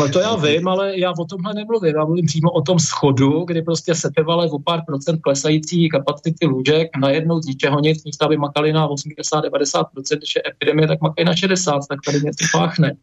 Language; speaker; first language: Czech; native; Czech